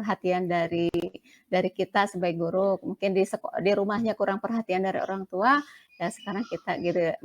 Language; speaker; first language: Indonesian; non-native, local second language; Sundanese